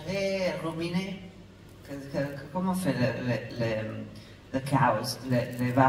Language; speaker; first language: French; non-native, fluent; Italian